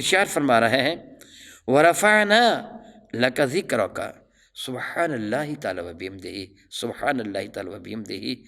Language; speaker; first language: Urdu; non-native, local second language; Punjabi